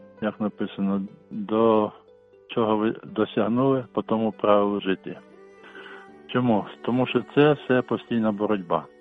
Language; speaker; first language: Ukrainian; non-native, local second language; Russian